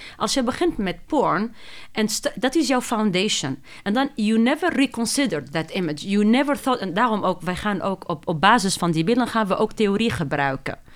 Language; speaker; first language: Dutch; non-native, fluent; Arabic